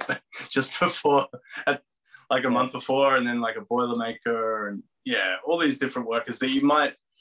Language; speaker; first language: English; native; English